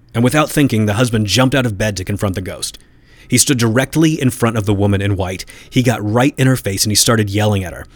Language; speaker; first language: English; native; English